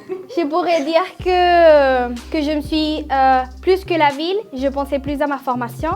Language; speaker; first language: French; non-native, fluent; Spanish